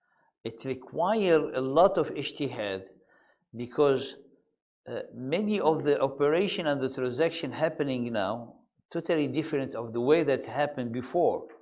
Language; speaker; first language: English; non-native, fluent; Arabic